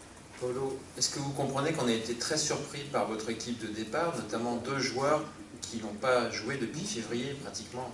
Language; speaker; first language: French; native; French